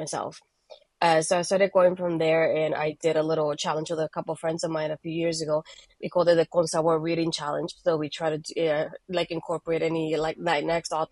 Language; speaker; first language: English; non-native, fluent; Spanish